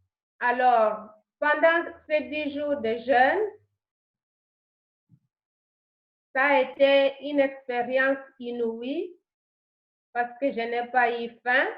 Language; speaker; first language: French; non-native, learner; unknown